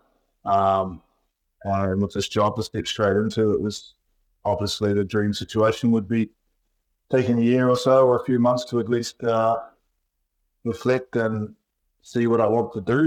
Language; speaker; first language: English; native; English